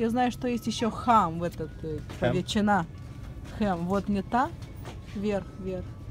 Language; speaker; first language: Russian; non-native, fluent; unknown